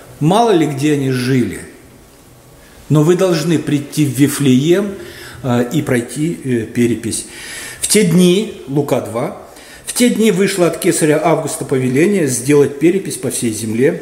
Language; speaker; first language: Russian; native; Russian